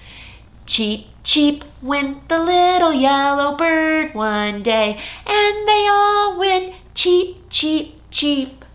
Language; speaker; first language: English; native; English